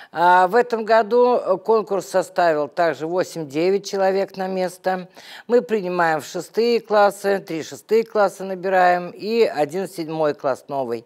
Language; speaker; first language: Russian; native; Russian